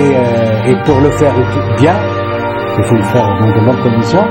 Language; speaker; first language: French; non-native, local second language; Arabic